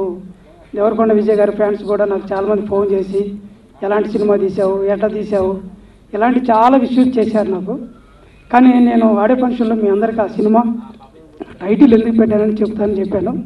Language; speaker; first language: Telugu; native; Telugu